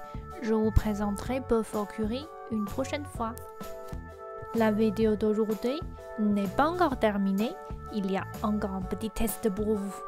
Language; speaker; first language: French; non-native, fluent; Chinese